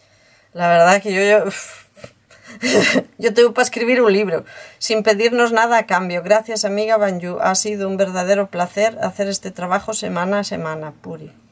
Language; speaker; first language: Spanish; native; Spanish